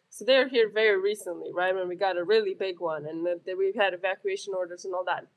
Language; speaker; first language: English; non-native, fluent; Romanian